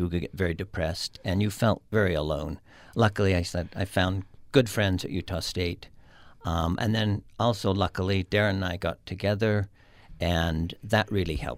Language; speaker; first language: English; native; English